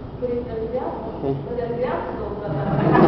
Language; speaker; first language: Portuguese; non-native, learner; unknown